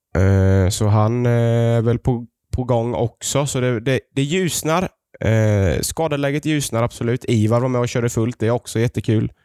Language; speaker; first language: Swedish; native; Swedish